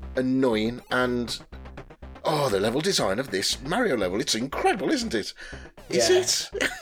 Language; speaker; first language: English; native; English